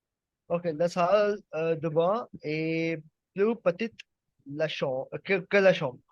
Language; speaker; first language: French; non-native, learner; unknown